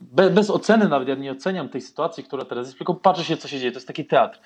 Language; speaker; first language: Polish; early bilingual, heritage; Polish